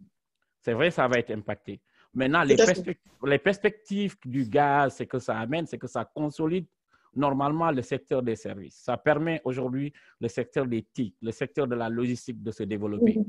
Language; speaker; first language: French; non-native, local second language; Wolof